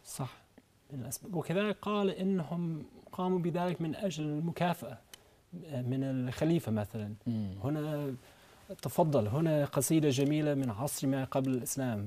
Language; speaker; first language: Arabic; non-native, fluent; English